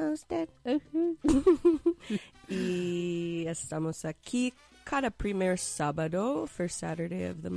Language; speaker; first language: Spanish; non-native, fluent; English